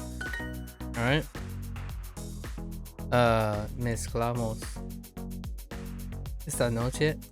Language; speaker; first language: Spanish; non-native, learner; English